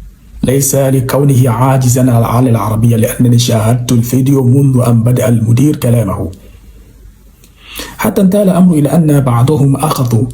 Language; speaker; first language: Arabic; non-native, fluent; Yoruba